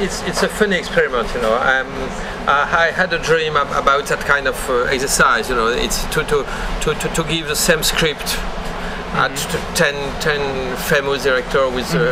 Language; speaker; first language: English; non-native, learner; French